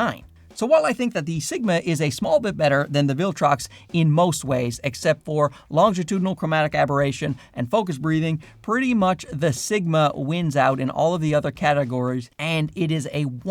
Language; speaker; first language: English; native; English